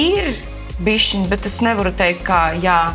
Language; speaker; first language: Latvian; non-native, local second language; Russian